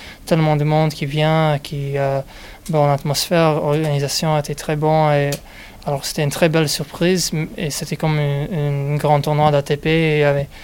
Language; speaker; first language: French; non-native, fluent; English